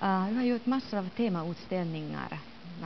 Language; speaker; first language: Swedish; non-native, local second language; Finnish